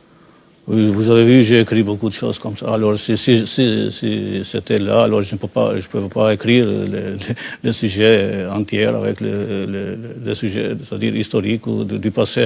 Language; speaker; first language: French; non-native, fluent; Albanian